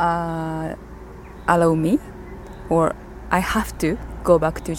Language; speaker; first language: English; non-native, fluent; Japanese